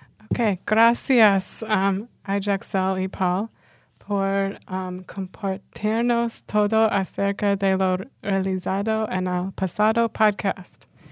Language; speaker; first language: Spanish; non-native, fluent; English